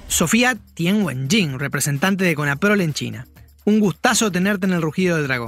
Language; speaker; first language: Spanish; native; Spanish